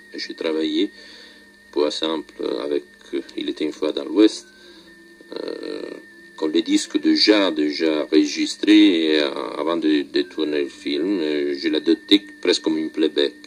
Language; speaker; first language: French; non-native, fluent; Italian